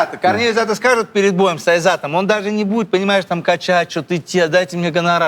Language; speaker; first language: Russian; native; Russian